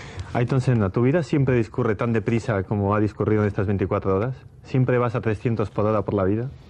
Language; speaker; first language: Spanish; native; Spanish